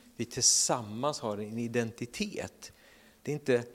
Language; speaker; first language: Swedish; native; Swedish